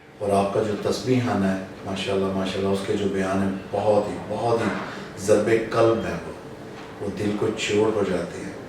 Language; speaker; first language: Urdu; non-native, local second language; Punjabi